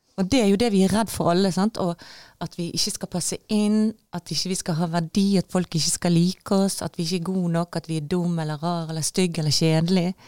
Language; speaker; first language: Norwegian; native; Norwegian